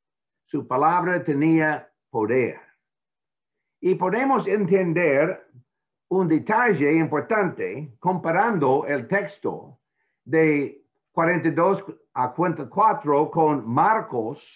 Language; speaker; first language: Spanish; non-native, fluent; English